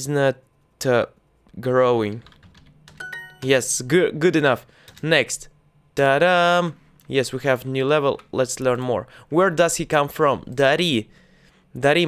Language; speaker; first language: English; non-native, learner; Russian